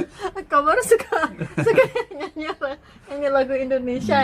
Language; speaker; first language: Indonesian; non-native, local second language; Minangkabau